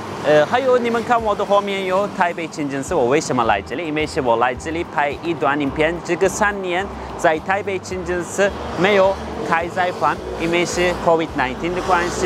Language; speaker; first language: Chinese; non-native, fluent; Turkish